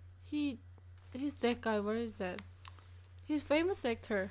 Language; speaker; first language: English; non-native, learner; Korean